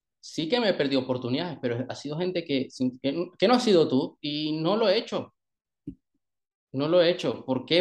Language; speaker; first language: Spanish; native; Spanish